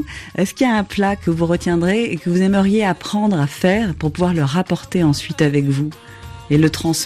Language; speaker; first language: French; native; French